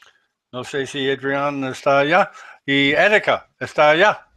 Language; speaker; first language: Spanish; non-native, learner; English